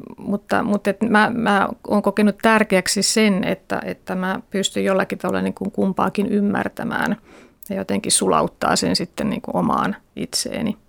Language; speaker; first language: Finnish; native; Finnish